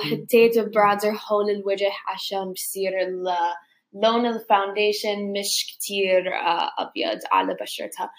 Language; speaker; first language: Arabic; non-native, learner; English